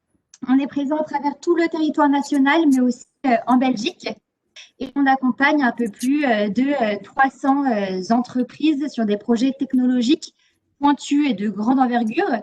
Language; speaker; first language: French; native; French